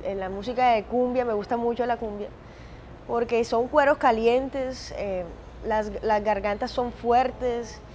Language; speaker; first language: Spanish; native; Spanish